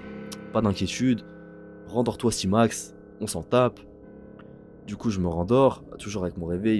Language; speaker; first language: French; native; French